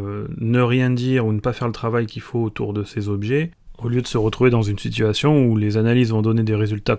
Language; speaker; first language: French; native; French